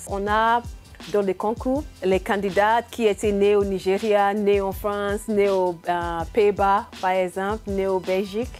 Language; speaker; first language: French; non-native, learner; English